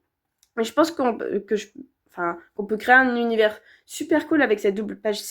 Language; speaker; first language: French; native; French